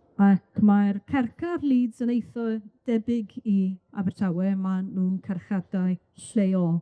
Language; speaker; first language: Welsh; non-native, local second language; English